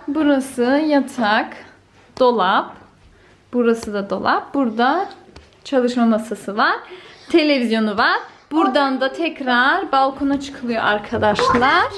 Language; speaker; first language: Turkish; early bilingual, heritage; Turkish